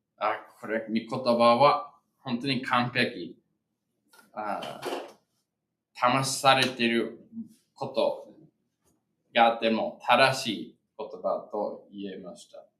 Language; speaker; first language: Japanese; non-native, fluent; English